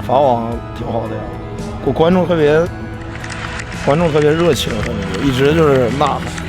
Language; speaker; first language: Chinese; native; Chinese